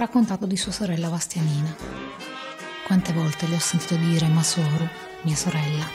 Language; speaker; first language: Italian; native; Italian